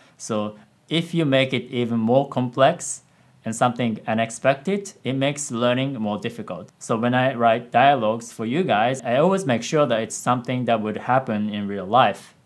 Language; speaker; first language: English; non-native, fluent; Japanese